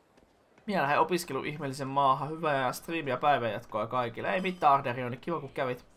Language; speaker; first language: Finnish; native; Finnish